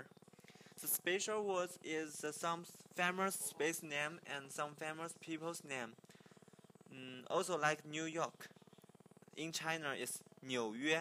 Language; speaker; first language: English; non-native, learner; Chinese